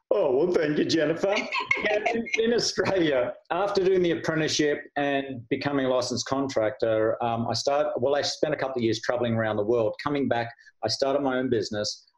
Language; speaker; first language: English; native; English